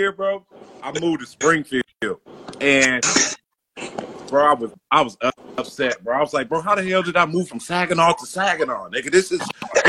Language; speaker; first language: English; native; English